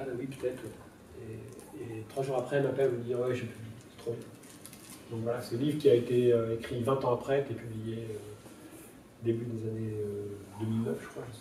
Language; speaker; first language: French; non-native, local second language; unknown